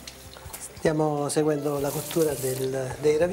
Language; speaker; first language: Italian; native; Italian